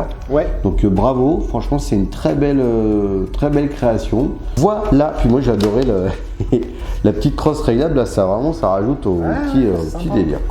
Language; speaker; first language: French; native; French